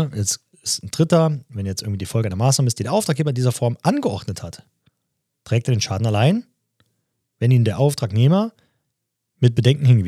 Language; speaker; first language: German; native; German